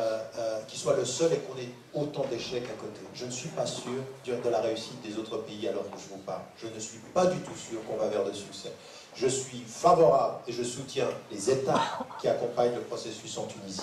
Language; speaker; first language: French; native; French